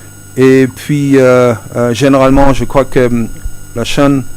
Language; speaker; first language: French; non-native, fluent; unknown